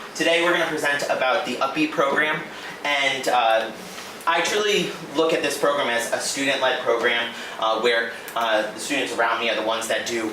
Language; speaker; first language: English; native; English